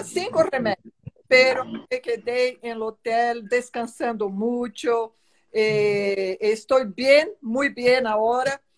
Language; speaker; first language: Spanish; non-native, fluent; Portuguese